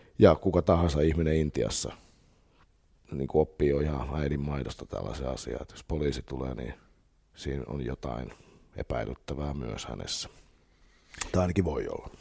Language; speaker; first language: Finnish; native; Finnish